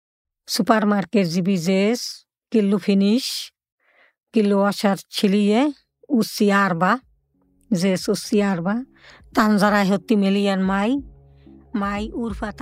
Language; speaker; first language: Arabic; non-native, learner; Bangla